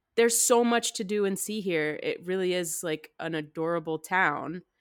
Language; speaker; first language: English; native; English